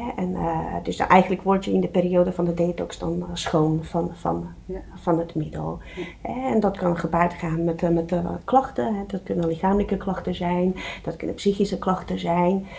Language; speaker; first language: Dutch; non-native, fluent; Czech